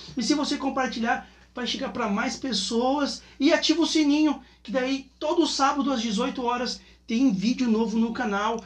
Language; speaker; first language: Portuguese; native; Portuguese